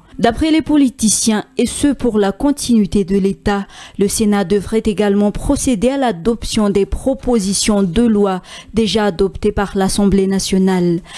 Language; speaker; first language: French; non-native, local second language; Malagasy